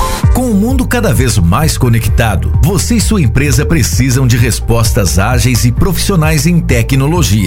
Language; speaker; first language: Portuguese; native; Portuguese